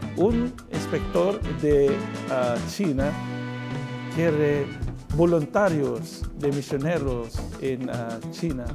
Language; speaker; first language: Spanish; non-native, learner; Filipino